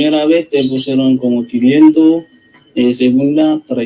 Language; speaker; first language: Spanish; non-native, learner; Haitian Creole